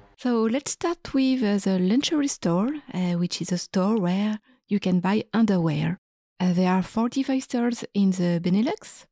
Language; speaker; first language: English; non-native, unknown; French